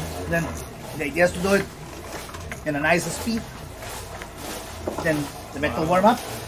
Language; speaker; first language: English; non-native, fluent; Spanish